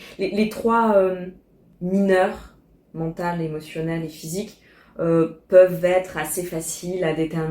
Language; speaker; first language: French; native; French